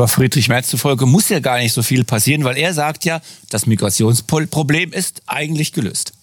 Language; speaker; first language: German; native; German